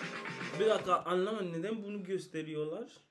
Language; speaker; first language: Turkish; non-native, learner; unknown